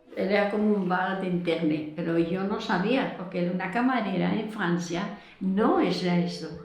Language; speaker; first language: Spanish; non-native, fluent; French